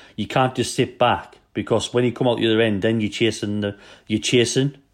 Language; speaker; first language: English; native; English